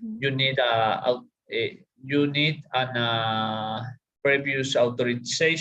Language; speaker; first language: English; non-native, learner; Spanish